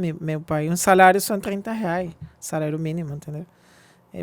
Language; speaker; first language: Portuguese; non-native, fluent; Spanish